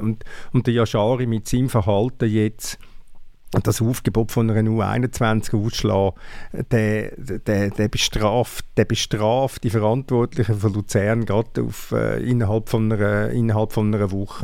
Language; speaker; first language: German; native; German